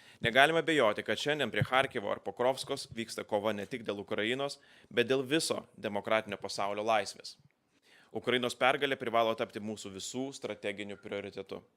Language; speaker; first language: Lithuanian; native; Lithuanian